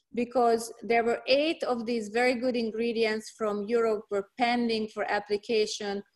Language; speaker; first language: English; non-native, fluent; Hungarian